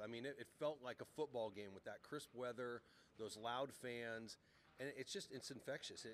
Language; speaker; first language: English; native; English